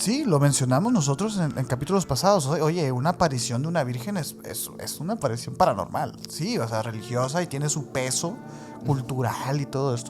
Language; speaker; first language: Spanish; native; Spanish